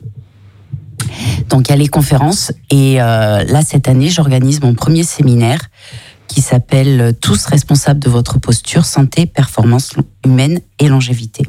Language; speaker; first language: French; native; French